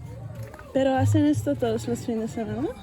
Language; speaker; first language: Spanish; non-native, learner; English